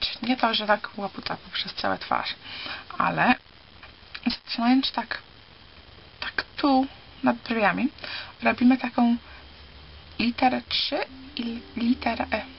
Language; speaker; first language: Polish; early bilingual, heritage; Polish